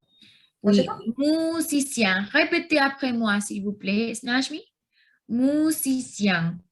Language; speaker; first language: French; non-native, learner; Spanish